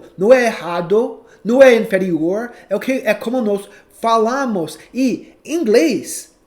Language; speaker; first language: Portuguese; non-native, fluent; English